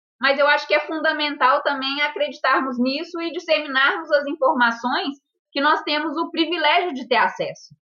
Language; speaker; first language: Portuguese; native; Portuguese